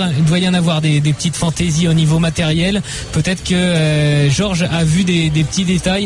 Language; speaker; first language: French; native; French